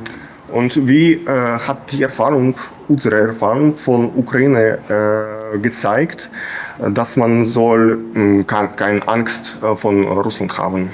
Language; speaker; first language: German; non-native, fluent; Ukrainian